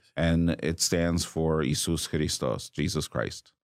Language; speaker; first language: English; native; English